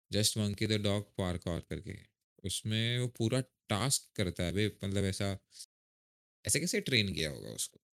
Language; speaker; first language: Hindi; non-native, local second language; Marathi